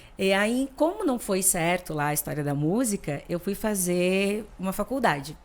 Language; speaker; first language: Portuguese; native; Portuguese